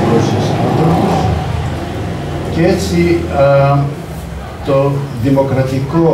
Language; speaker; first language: Greek; early bilingual, heritage; Greek